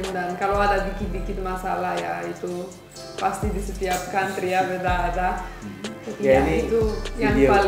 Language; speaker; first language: Indonesian; non-native, fluent; Romanian